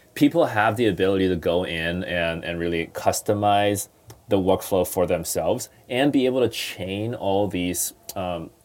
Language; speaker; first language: English; non-native, fluent; Chinese